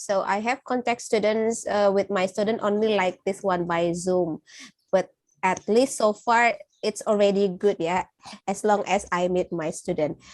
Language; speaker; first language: English; non-native, fluent; Indonesian